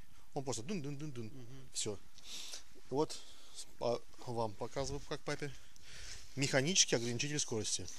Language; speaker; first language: Russian; native; Russian